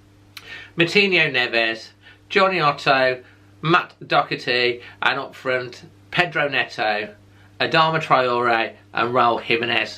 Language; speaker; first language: English; native; English